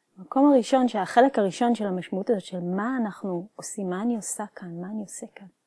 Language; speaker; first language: Hebrew; native; Hebrew